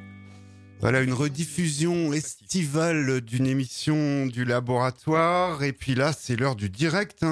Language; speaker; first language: French; native; French